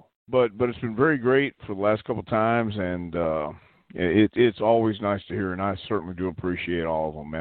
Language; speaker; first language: English; native; English